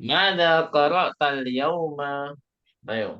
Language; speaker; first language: Arabic; non-native, learner; Indonesian